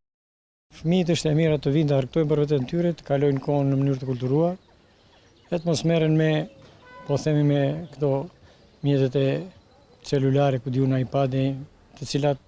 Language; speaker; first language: Albanian; native; Albanian